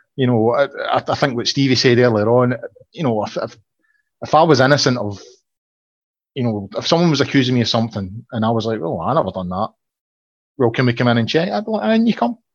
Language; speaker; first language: English; native; English